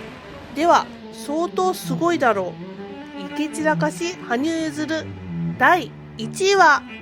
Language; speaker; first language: Japanese; native; Japanese